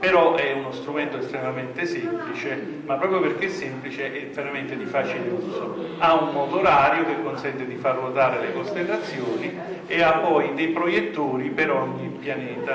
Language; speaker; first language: Italian; native; Italian